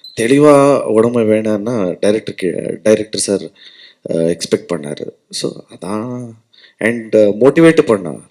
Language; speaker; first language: Tamil; non-native, learner; Kannada